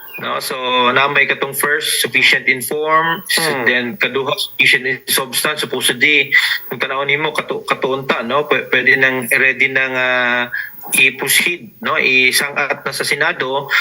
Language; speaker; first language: Cebuano; native; Cebuano